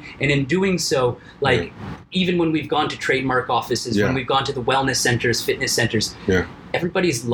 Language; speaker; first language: English; native; English